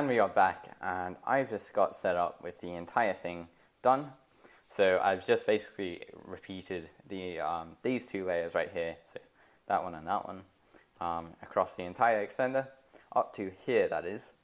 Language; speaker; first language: English; native; English